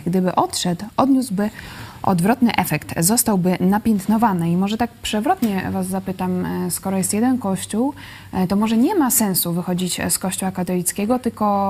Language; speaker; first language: Polish; native; Polish